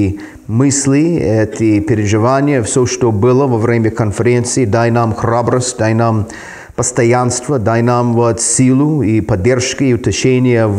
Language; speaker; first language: Russian; non-native, fluent; English